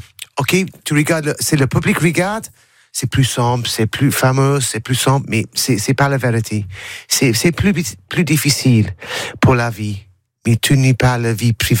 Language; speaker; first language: French; non-native, learner; English